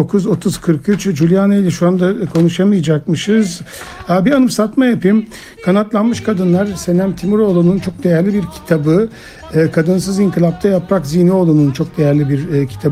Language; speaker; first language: Turkish; native; Turkish